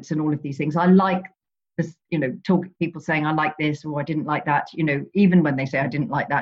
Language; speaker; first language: English; native; English